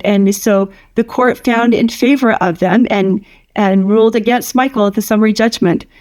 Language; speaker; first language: English; native; English